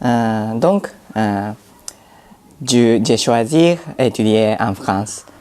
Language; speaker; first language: French; non-native, learner; Japanese